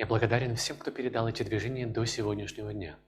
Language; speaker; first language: Russian; native; Russian